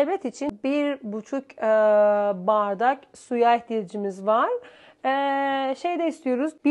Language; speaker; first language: Turkish; non-native, fluent; Persian